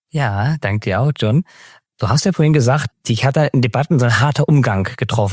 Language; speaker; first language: German; native; German